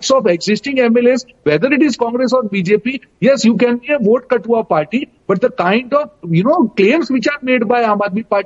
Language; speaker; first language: English; non-native, local second language; Gujarati